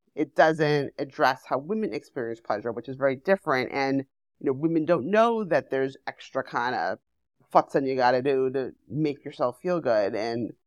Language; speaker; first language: English; native; English